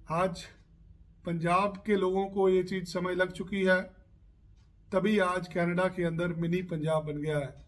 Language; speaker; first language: Hindi; non-native, local second language; Punjabi